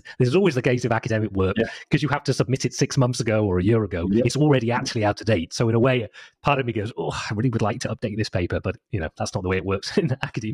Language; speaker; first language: English; native; English